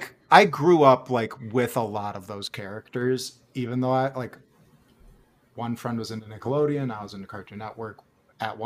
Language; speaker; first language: English; native; English